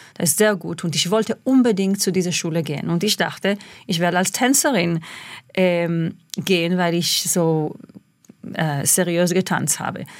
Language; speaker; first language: German; non-native, fluent; Hebrew